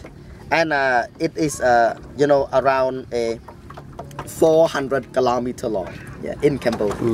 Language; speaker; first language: English; non-native, fluent; Khmer